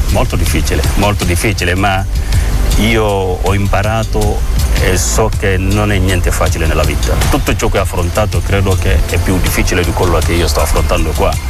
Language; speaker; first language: Italian; non-native, fluent; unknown